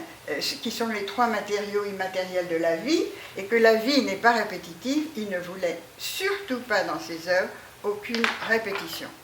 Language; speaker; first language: French; native; French